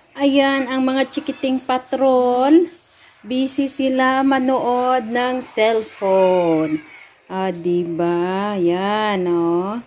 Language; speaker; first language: Filipino; non-native, local second language; Cebuano